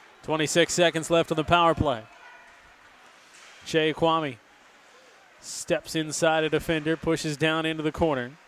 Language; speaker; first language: English; native; English